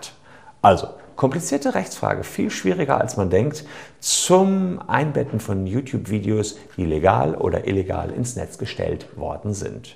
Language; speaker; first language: German; native; German